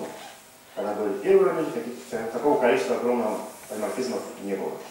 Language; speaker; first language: Russian; native; Russian